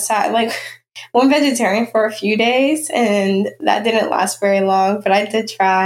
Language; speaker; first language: English; native; English